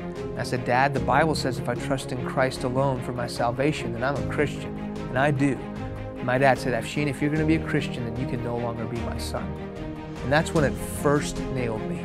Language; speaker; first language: English; early bilingual, other home language; Persian